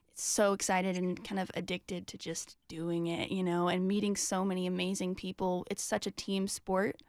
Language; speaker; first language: English; native; English